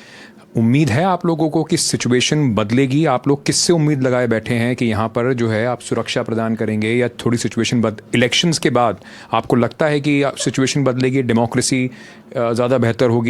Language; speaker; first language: Hindi; native; Hindi